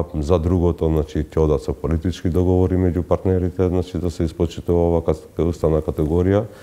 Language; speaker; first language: Macedonian; non-native, local second language; Albanian